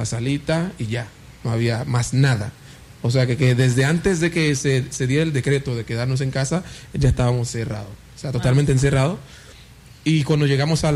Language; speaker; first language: Spanish; non-native, fluent; Haitian Creole